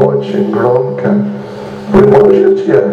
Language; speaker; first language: Russian; non-native, learner; English